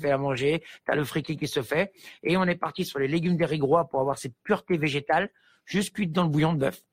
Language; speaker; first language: French; native; French